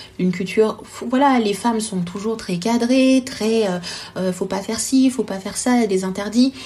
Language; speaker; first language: French; non-native, local second language; Lingala